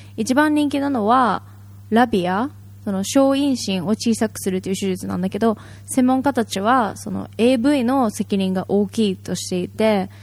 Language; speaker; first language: Japanese; native; Japanese